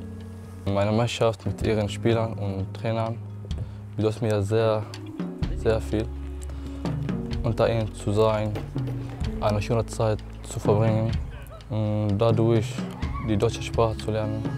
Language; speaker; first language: German; non-native, learner; Arabic